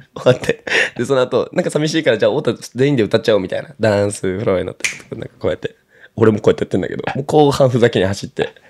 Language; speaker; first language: Japanese; native; Japanese